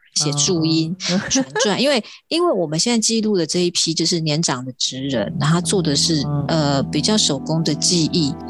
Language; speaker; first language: Chinese; non-native, local second language; Hakka Chinese